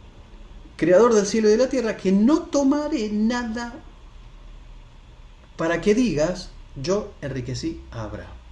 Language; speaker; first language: Spanish; native; Spanish